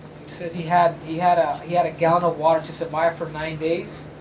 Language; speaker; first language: English; early bilingual, other home language; Spanish